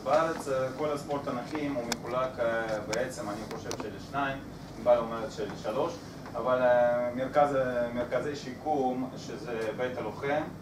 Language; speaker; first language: Hebrew; non-native, fluent; Russian